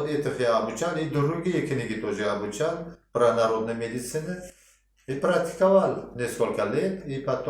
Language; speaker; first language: Russian; non-native, local second language; Uzbek